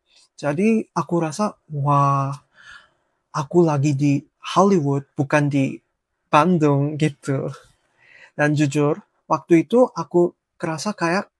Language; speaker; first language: Indonesian; non-native, fluent; Korean